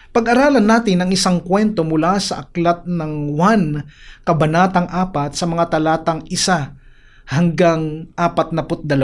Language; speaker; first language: Filipino; native; Filipino